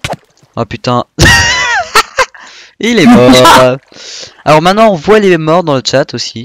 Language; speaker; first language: French; native; French